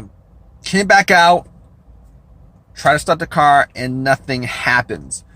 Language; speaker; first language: English; native; English